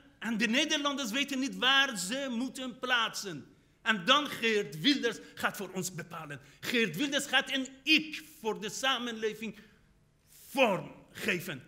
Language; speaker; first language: Dutch; non-native, fluent; Persian